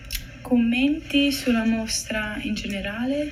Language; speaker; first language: Italian; non-native, fluent; English